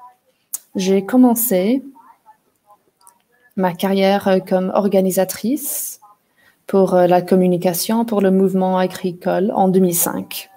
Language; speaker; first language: French; non-native, fluent; English